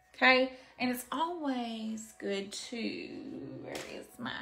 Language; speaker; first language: English; native; English